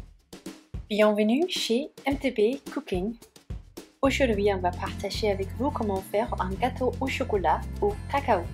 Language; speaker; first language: French; non-native, fluent; Swedish